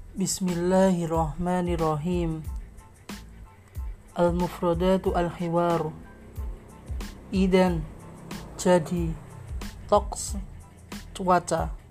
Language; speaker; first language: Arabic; non-native, learner; Indonesian